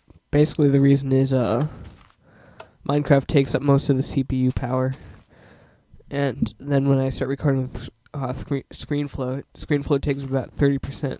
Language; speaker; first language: English; native; English